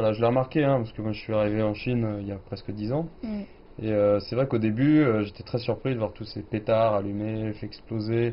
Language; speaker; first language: French; native; French